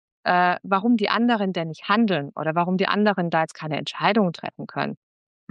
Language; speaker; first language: German; native; German